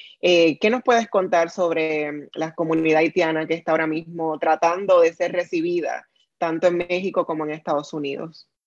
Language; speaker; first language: Spanish; native; Spanish